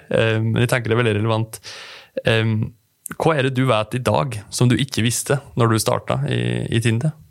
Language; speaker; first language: Norwegian; native; Norwegian